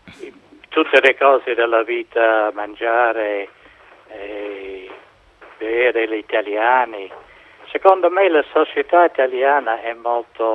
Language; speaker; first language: Italian; non-native, fluent; English